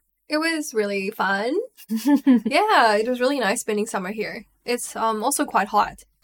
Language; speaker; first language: English; non-native, local second language; Chinese